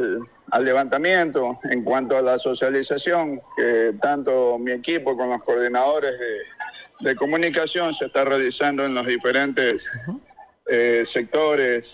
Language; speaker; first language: Spanish; native; Spanish